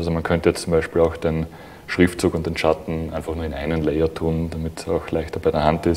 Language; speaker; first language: German; native; German